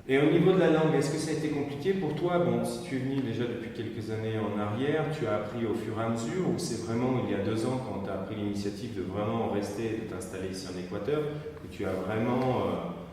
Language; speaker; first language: French; native; French